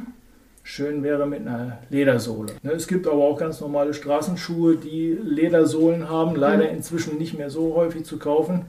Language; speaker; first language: German; native; German